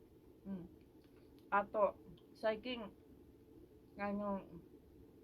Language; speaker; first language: Japanese; non-native, fluent; Filipino